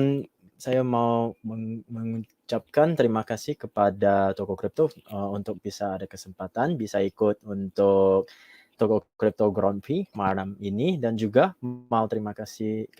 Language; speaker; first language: Indonesian; non-native, fluent; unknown